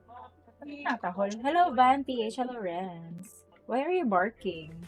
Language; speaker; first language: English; non-native, local second language; Filipino